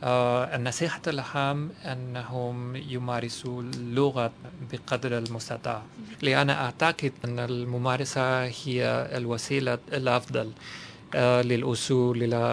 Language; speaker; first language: Arabic; non-native, fluent; Spanish